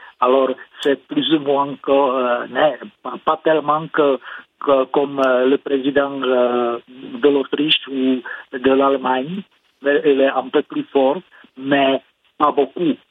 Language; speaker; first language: French; non-native, fluent; Czech